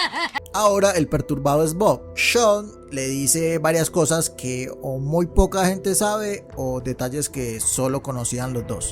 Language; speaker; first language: Spanish; native; Spanish